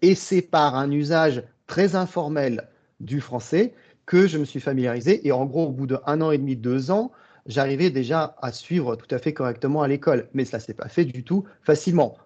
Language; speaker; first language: French; early bilingual, other home language; Russian